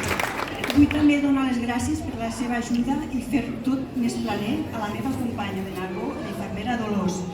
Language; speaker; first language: Catalan; native; Catalan